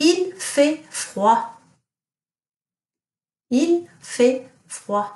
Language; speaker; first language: French; non-native, fluent; English